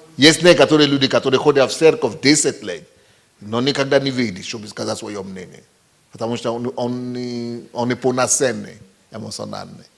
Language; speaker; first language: Russian; non-native, fluent; Yoruba